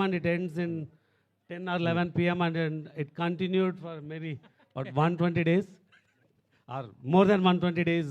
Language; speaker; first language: English; non-native, local second language; Telugu